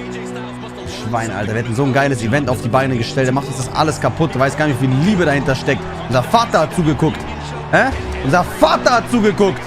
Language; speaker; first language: German; native; German